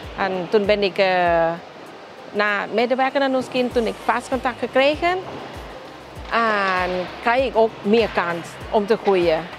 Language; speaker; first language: Dutch; non-native, learner; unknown